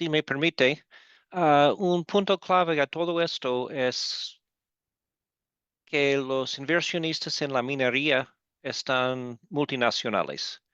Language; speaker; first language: Spanish; non-native, fluent; English